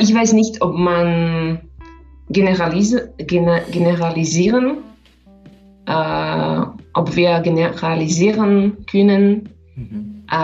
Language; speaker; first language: German; non-native, learner; Slovak